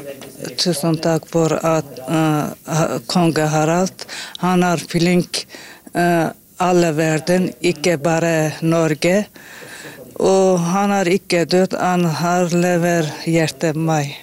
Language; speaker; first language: Norwegian; non-native, learner; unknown